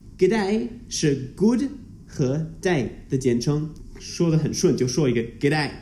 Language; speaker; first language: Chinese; non-native, fluent; English